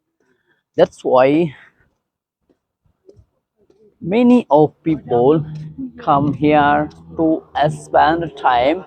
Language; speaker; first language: English; non-native, learner; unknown